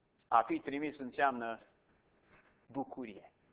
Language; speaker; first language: Romanian; non-native, fluent; English